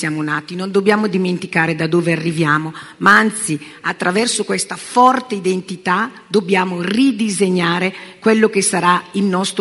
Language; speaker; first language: Italian; native; Italian